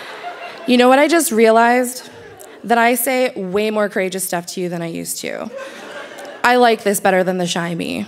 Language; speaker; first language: English; native; English